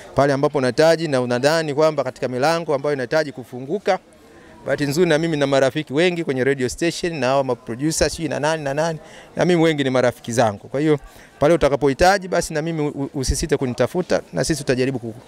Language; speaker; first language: Swahili; native; Swahili